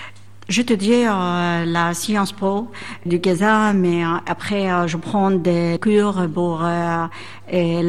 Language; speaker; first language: French; non-native, learner; Arabic